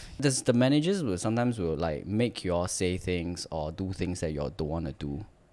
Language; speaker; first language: English; non-native, local second language; Chinese